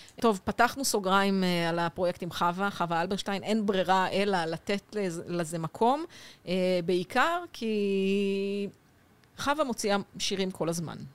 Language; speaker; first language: Hebrew; native; Hebrew